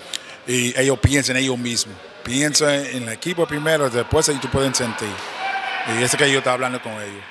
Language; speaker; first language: Spanish; non-native, learner; English